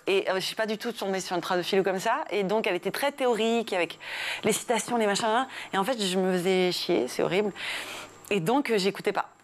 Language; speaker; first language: French; early bilingual, other home language; English